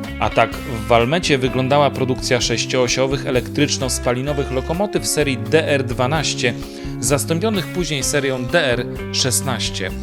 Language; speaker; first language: Polish; native; Polish